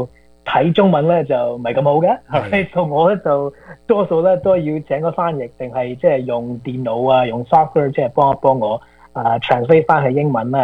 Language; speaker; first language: Chinese; early bilingual, heritage; Cantonese